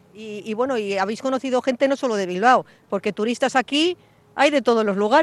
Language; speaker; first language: Spanish; native; Spanish